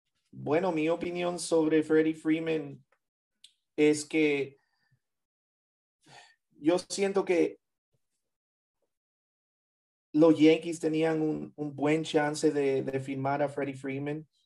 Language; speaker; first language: Spanish; early bilingual, heritage; Spanish